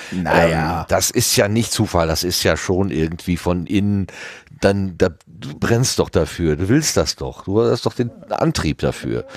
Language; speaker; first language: German; native; German